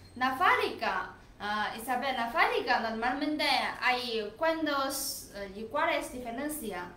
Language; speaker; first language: Spanish; non-native, learner; Chinese